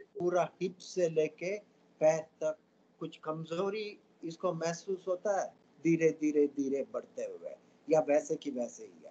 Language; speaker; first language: Hindi; non-native, local second language; Tamil